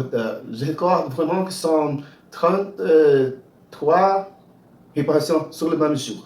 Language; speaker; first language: French; non-native, learner; Portuguese